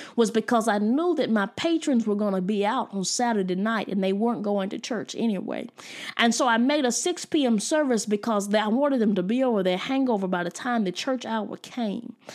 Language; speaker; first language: English; native; English